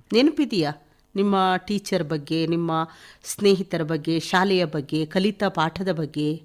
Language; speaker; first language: Kannada; native; Kannada